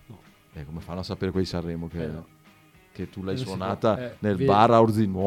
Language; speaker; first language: Italian; native; Italian